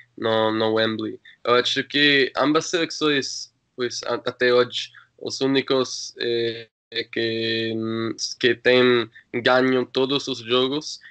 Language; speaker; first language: Portuguese; non-native, learner; English